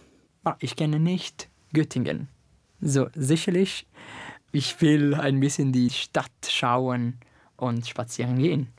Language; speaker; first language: German; non-native, fluent; Italian